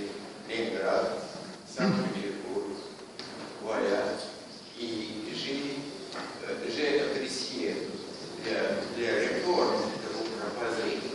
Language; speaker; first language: French; non-native, fluent; Russian